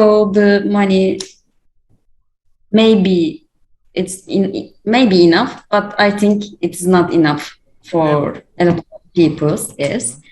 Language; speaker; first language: English; non-native, learner; Turkish